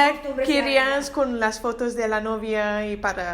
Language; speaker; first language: Spanish; non-native, learner; English